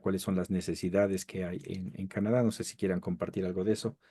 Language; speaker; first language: Spanish; native; Spanish